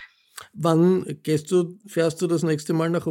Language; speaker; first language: German; native; German